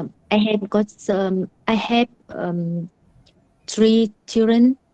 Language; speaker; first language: English; non-native, learner; Vietnamese